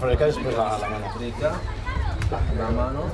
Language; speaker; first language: Spanish; non-native, fluent; Berber languages